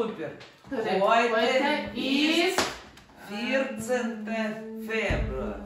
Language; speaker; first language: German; non-native, learner; Russian